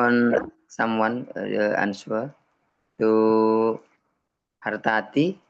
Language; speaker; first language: English; non-native, learner; Indonesian